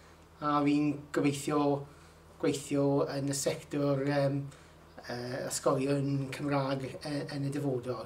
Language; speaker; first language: Welsh; non-native, learner; English